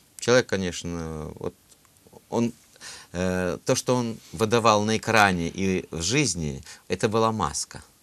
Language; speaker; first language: Russian; native; Russian